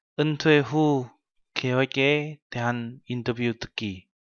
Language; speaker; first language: Korean; non-native, fluent; Vietnamese